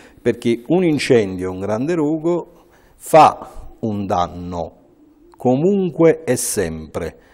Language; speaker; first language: Italian; native; Italian